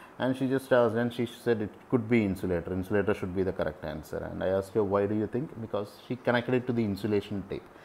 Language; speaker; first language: English; non-native, local second language; Malayalam